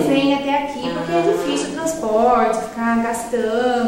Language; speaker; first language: Portuguese; native; Portuguese